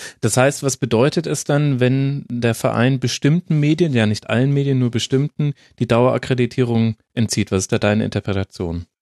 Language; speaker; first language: German; native; German